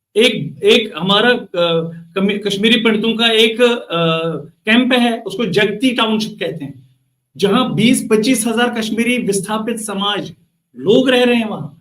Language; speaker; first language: Hindi; non-native, local second language; Kashmiri